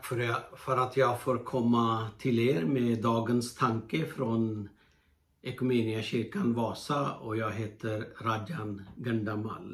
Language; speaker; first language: Swedish; non-native, fluent; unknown